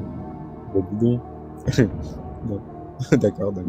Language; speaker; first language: French; native; French